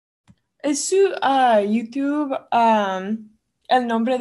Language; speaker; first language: Spanish; non-native, learner; English